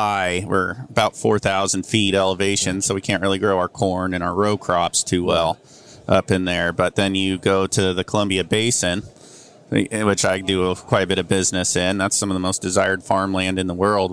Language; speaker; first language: English; native; English